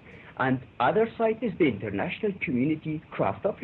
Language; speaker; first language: English; non-native, fluent; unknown